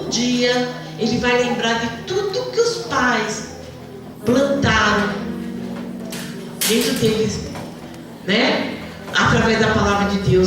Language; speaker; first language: Portuguese; native; Portuguese